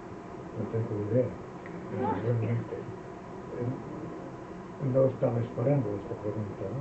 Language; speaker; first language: Spanish; non-native, fluent; Welsh